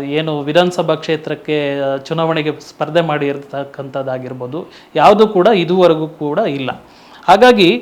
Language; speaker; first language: Kannada; non-native, local second language; Tulu